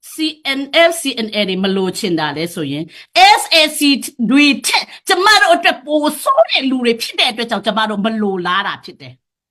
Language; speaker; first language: Burmese; non-native, local second language; Tedim Chin